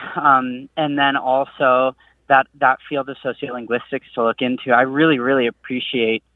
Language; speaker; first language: English; native; English